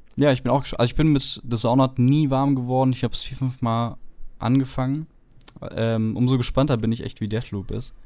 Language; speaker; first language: German; native; German